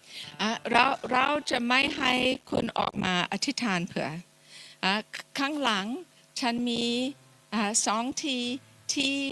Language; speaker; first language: Thai; non-native, fluent; English